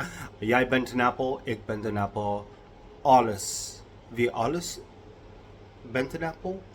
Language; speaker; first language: Dutch; non-native, learner; English